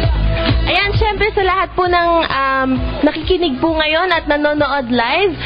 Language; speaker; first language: Filipino; native; Filipino